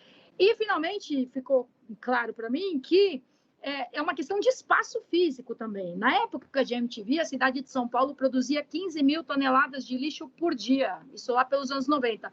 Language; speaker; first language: Portuguese; native; Portuguese